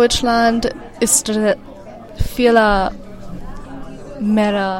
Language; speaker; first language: German; non-native, learner; English